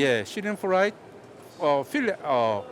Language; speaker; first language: English; non-native, learner; Korean